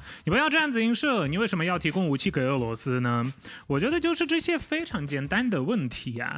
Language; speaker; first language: Chinese; non-native, fluent; Polish